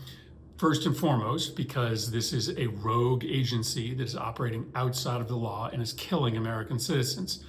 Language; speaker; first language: English; native; English